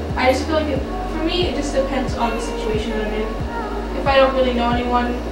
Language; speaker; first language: English; native; English